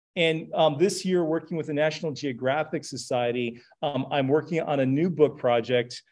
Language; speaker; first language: English; native; English